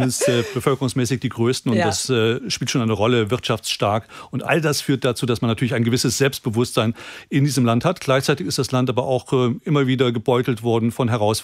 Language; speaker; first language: German; native; German